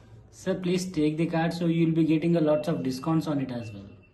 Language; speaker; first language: English; non-native, local second language; Telugu